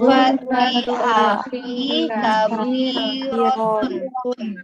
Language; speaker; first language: Arabic; non-native, learner; Indonesian